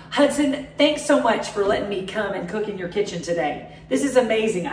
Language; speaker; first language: English; native; English